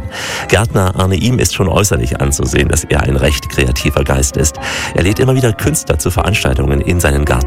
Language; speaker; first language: German; native; German